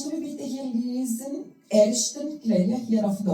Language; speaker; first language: German; non-native, learner; Portuguese